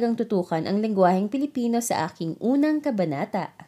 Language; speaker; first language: English; non-native, local second language; Filipino